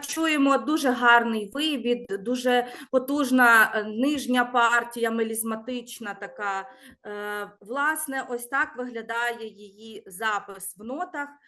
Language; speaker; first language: Ukrainian; native; Ukrainian